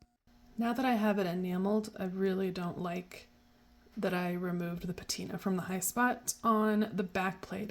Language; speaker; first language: English; native; English